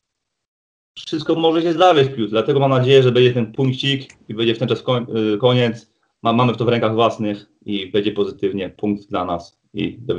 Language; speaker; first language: Polish; early bilingual, heritage; Polish